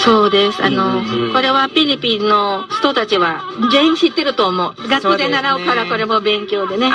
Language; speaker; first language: Japanese; non-native, fluent; Filipino